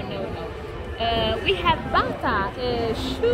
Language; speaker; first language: English; non-native, learner; Italian